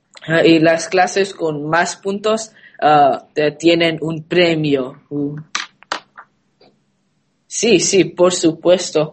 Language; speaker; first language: Spanish; non-native, learner; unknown